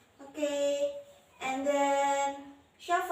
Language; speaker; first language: English; non-native, learner; Indonesian